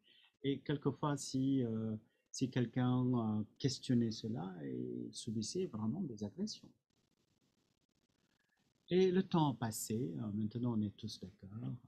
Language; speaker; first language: French; non-native, fluent; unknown